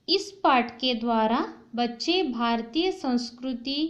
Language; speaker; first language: Hindi; non-native, local second language; Kannada